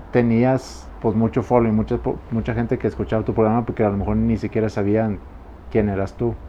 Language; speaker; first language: Spanish; non-native, fluent; Swedish